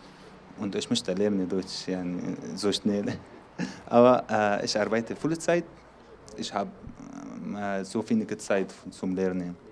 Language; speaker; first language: German; non-native, learner; Arabic